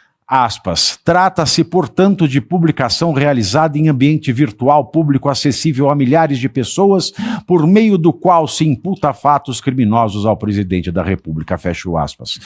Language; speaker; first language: Portuguese; native; Portuguese